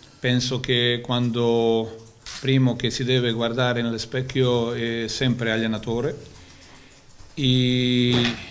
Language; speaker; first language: Italian; non-native, fluent; Croatian